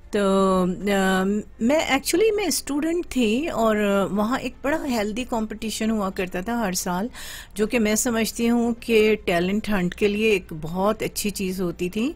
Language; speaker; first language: Urdu; native; Urdu